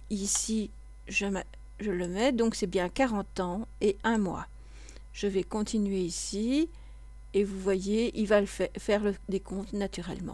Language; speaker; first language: French; native; French